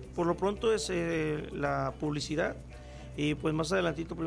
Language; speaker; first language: Spanish; native; Spanish